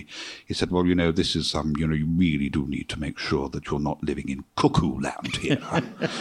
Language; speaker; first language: English; native; English